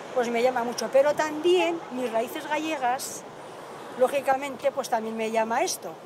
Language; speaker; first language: Spanish; native; Spanish